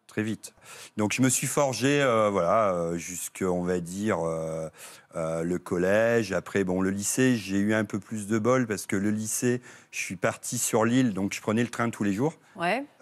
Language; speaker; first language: French; native; French